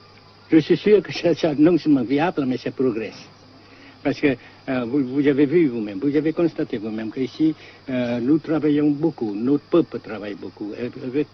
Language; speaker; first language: French; non-native, fluent; Vietnamese